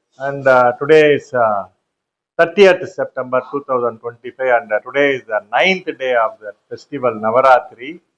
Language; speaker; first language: English; non-native, local second language; Tamil